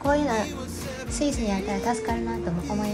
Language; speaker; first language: Japanese; native; Japanese